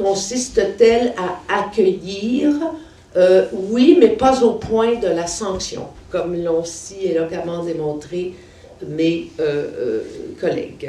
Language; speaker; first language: French; native; French